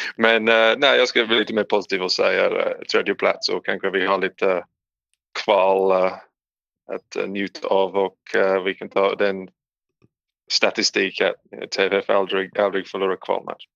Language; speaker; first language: Swedish; non-native, learner; English